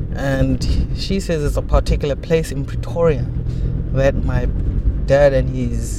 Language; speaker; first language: English; non-native, local second language; Tswana